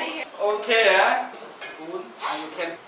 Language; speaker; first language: English; non-native, learner; Thai